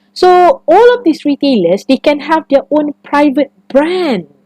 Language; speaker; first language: English; non-native, local second language; Malay